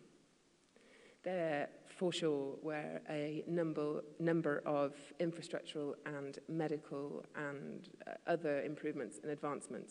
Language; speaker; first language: English; native; English